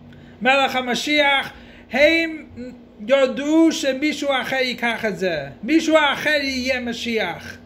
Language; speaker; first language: Hebrew; non-native, fluent; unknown